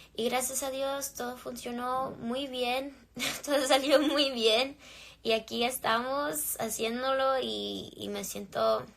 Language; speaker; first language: Spanish; early bilingual, other home language; English